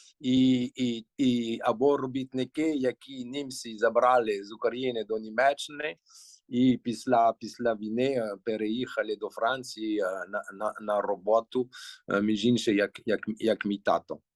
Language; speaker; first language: Ukrainian; early bilingual, heritage; Ukrainian